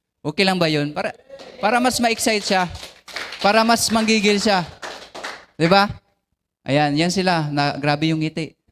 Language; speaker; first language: Filipino; non-native, local second language; Bikol